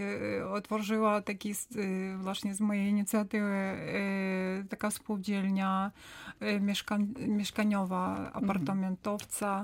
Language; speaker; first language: Polish; non-native, learner; Ukrainian